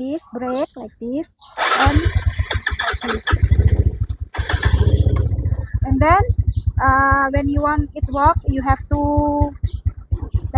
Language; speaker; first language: English; non-native, learner; Indonesian